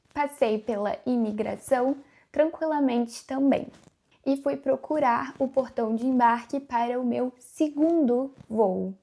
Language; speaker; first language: Portuguese; native; Portuguese